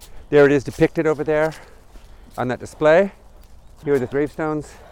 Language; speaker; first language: English; native; English